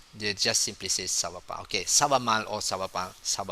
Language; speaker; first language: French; non-native, fluent; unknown